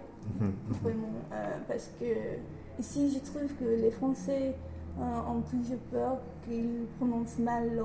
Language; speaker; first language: French; non-native, learner; English